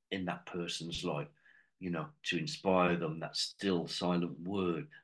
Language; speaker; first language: English; native; English